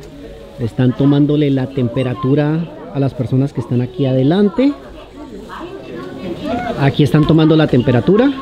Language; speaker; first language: Spanish; native; Spanish